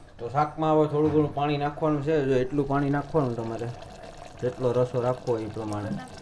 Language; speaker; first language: Gujarati; native; Gujarati